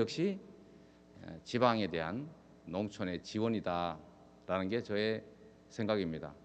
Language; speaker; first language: Korean; native; Korean